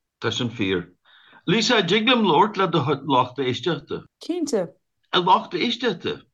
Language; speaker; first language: Irish; native; Irish